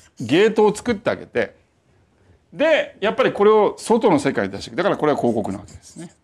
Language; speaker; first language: Japanese; native; Japanese